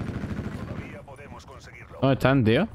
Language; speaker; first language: Spanish; native; Spanish